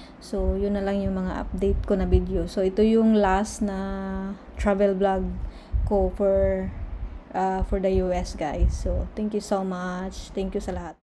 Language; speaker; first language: Filipino; non-native, local second language; Cebuano